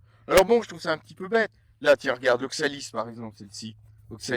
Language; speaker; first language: French; native; French